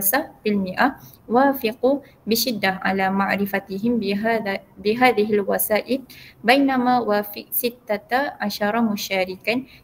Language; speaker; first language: Arabic; non-native, learner; Malay